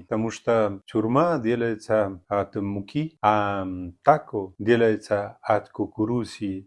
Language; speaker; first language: Russian; non-native, fluent; Spanish